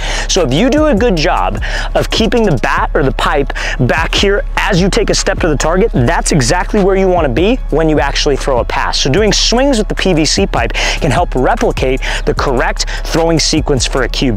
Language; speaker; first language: English; native; English